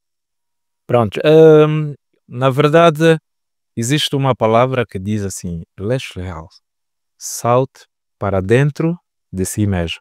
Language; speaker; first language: Portuguese; native; Portuguese